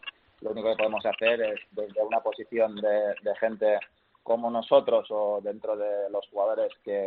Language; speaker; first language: Spanish; native; Spanish